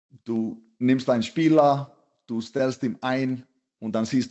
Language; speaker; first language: German; non-native, fluent; Icelandic